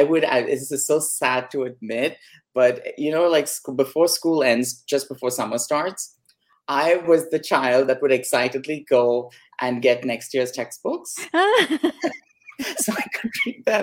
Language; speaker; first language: English; non-native, local second language; Hindi